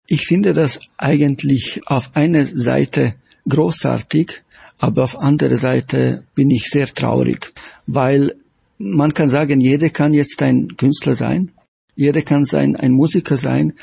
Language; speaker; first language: German; non-native, fluent; Slovak